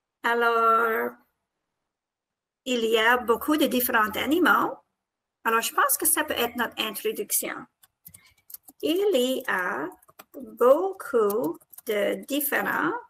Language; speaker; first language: French; non-native, fluent; English